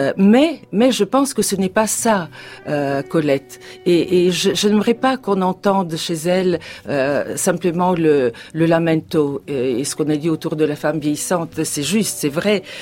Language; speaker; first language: French; non-native, fluent; Bulgarian